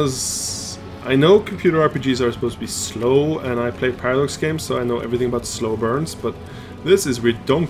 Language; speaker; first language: English; non-native, fluent; Norwegian